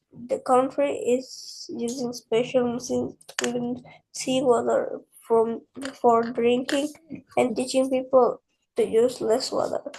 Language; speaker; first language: English; non-native, learner; Indonesian